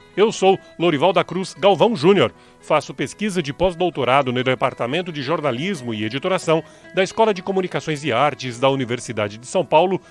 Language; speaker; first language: Portuguese; native; Portuguese